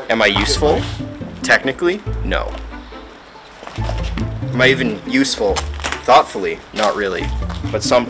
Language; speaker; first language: English; native; English